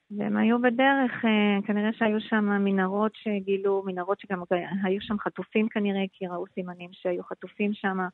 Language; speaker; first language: Hebrew; non-native, fluent; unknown